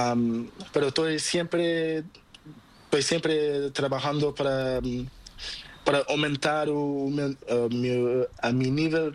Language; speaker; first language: Spanish; non-native, learner; Portuguese